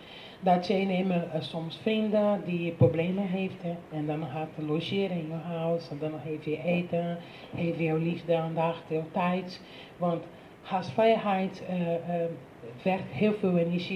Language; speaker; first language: Dutch; non-native, learner; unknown